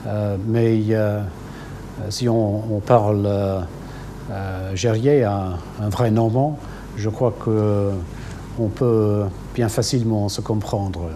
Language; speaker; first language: French; non-native, local second language; English